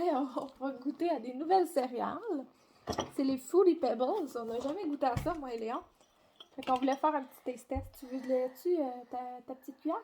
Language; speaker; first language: French; native; French